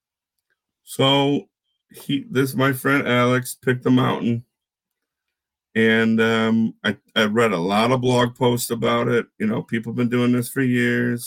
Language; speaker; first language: English; native; English